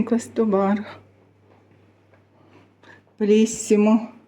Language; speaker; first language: Italian; non-native, learner; Ukrainian